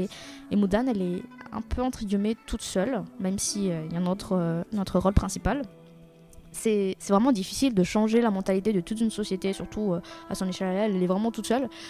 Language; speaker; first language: French; native; French